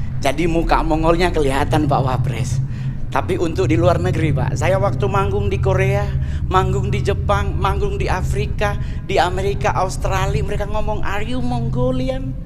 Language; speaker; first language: Indonesian; native; Indonesian